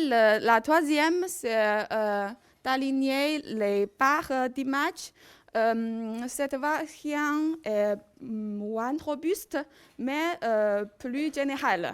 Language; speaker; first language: French; non-native, learner; Chinese